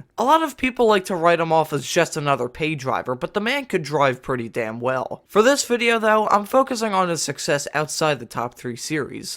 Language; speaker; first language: English; native; English